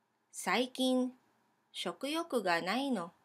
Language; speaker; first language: Japanese; non-native, fluent; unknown